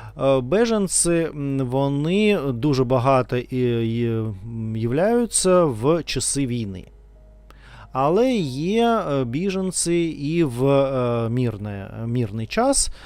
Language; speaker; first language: Ukrainian; non-native, learner; Russian